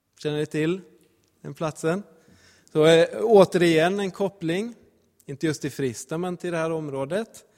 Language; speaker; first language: Swedish; native; Swedish